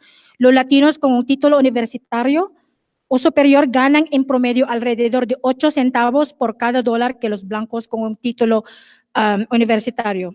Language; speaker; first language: Spanish; non-native, fluent; English